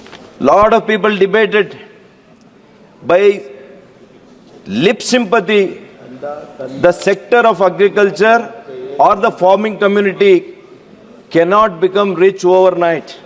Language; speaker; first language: English; non-native, local second language; Kannada